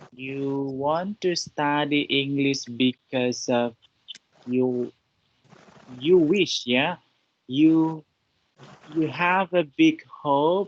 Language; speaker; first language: English; non-native, fluent; Indonesian